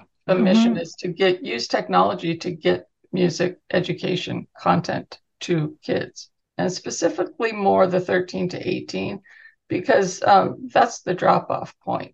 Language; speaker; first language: English; native; English